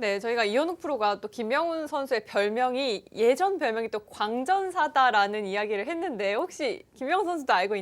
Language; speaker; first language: Korean; native; Korean